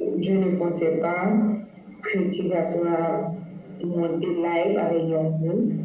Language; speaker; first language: Haitian Creole; non-native, fluent; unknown